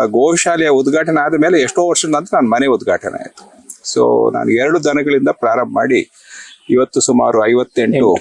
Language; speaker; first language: Kannada; native; Kannada